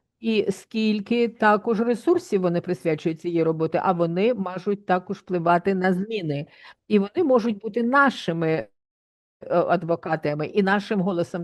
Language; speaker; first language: Ukrainian; native; Ukrainian